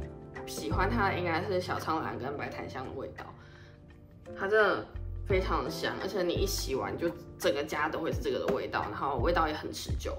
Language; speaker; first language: Chinese; native; Chinese